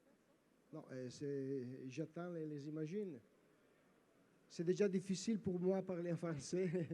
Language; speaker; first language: French; non-native, learner; Italian